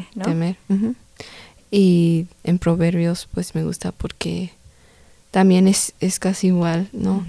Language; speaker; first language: Spanish; early bilingual, heritage; Spanish